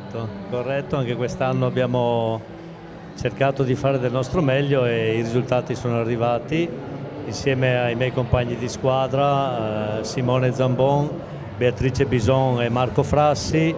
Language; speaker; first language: Italian; native; Italian